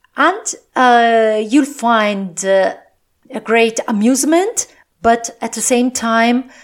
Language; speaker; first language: English; non-native, fluent; Italian